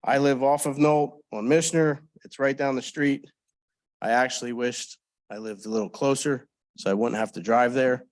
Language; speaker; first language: English; native; English